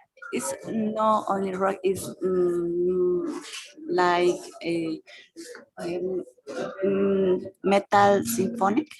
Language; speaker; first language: English; non-native, learner; Spanish